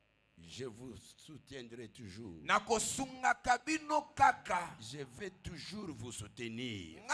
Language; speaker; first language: French; non-native, local second language; Lingala